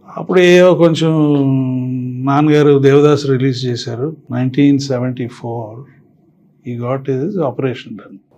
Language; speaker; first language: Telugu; native; Telugu